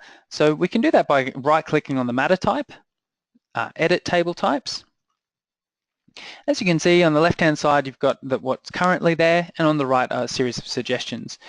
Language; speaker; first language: English; native; English